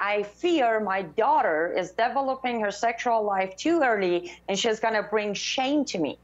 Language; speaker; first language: English; non-native, fluent; Persian